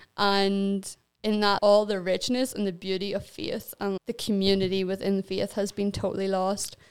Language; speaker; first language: English; native; English